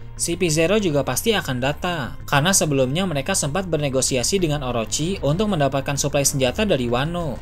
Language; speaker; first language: Indonesian; native; Indonesian